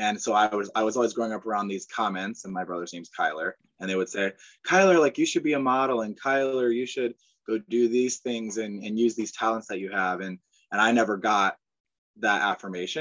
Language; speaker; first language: English; native; English